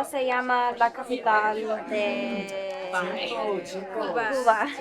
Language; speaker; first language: Spanish; non-native, learner; English